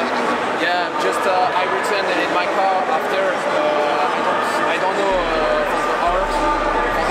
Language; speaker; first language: English; non-native, learner; French